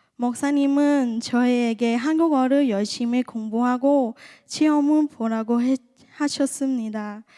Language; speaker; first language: Korean; non-native, learner; Thai